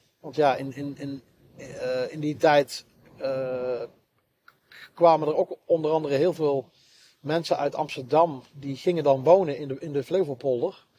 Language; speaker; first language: Dutch; native; Dutch